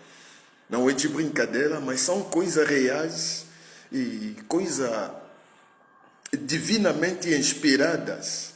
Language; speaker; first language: Portuguese; non-native, fluent; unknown